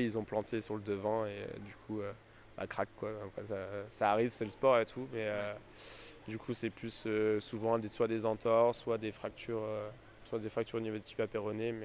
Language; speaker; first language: French; native; French